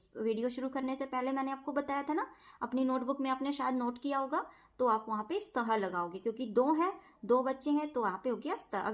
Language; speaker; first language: Hindi; native; Hindi